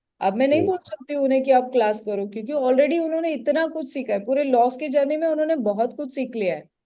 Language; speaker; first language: Hindi; non-native, local second language; Marathi